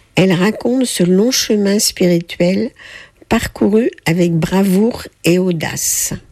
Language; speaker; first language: French; native; French